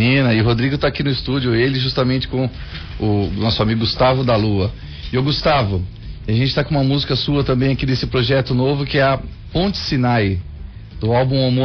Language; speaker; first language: Portuguese; native; Portuguese